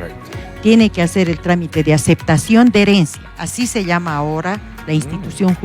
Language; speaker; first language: Spanish; native; Spanish